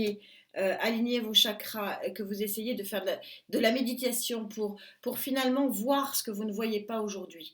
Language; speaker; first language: French; native; French